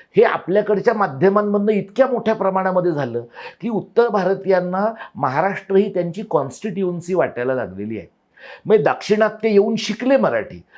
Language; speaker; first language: Marathi; native; Marathi